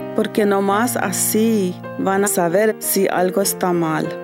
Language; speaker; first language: Spanish; early bilingual, heritage; Spanish